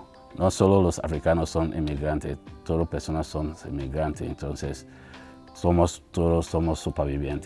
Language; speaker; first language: Spanish; non-native, learner; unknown